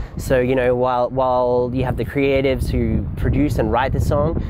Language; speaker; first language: English; native; English